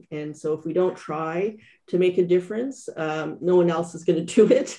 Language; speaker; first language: English; native; English